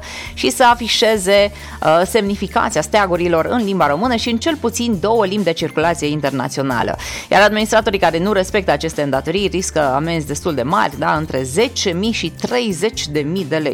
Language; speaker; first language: Romanian; native; Romanian